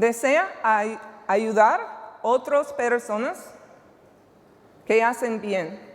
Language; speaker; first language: Spanish; non-native, learner; English